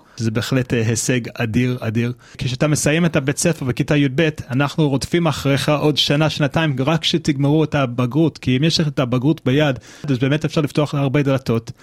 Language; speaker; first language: Hebrew; non-native, fluent; English